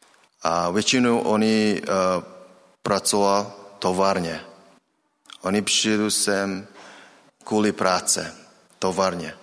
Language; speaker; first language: Czech; non-native, learner; Mongolian